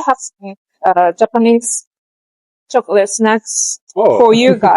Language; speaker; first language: English; non-native, fluent; Japanese